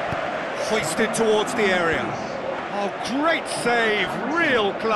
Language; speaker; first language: English; native; English